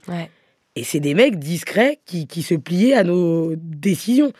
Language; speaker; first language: French; native; French